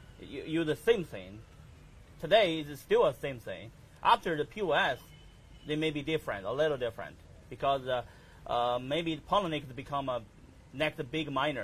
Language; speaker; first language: English; non-native, learner; Chinese